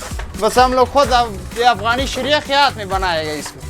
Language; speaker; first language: Hindi; non-native, learner; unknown